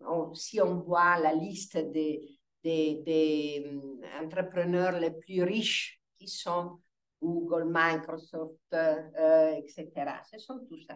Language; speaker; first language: French; non-native, fluent; Italian